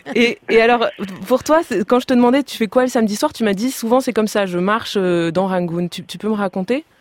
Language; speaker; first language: French; native; French